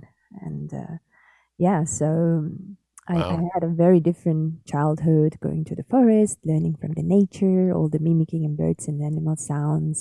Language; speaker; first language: English; non-native, fluent; Yakut